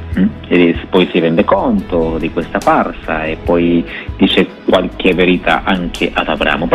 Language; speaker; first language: Italian; non-native, fluent; Spanish